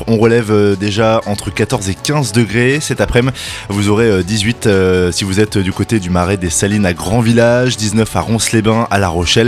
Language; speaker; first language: French; native; French